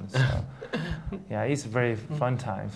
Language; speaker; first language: English; non-native, learner; Korean